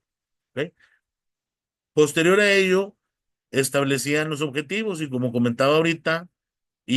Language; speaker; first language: Spanish; native; Spanish